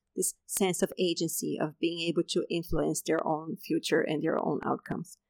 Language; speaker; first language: English; non-native, fluent; Portuguese